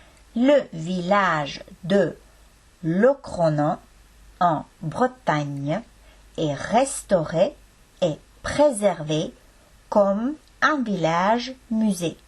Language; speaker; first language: French; non-native, fluent; Estonian